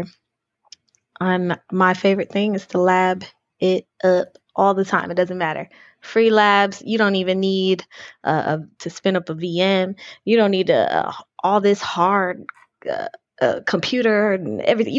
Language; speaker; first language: English; native; English